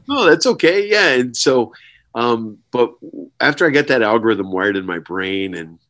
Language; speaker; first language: English; native; English